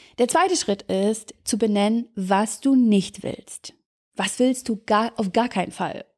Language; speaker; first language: German; early bilingual, other home language; Serbian